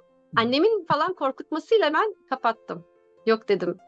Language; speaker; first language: Turkish; native; Turkish